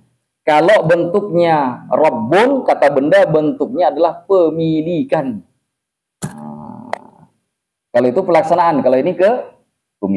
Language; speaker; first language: Indonesian; native; Indonesian